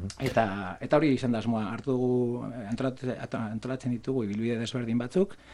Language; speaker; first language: Basque; non-native, local second language; Spanish